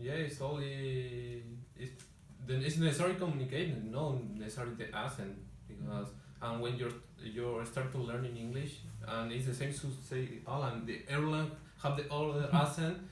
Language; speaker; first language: English; non-native, learner; Spanish